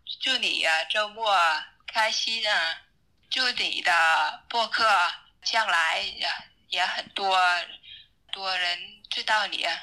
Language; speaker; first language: Chinese; non-native, learner; Vietnamese